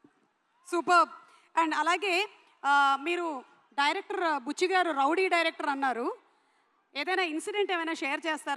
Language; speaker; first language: Telugu; native; Telugu